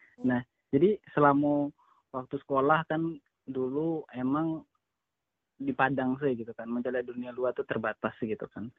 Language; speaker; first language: Indonesian; non-native, local second language; Minangkabau